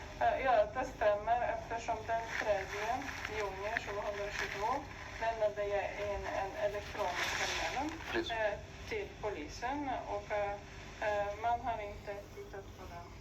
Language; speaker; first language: Swedish; non-native, fluent; Ukrainian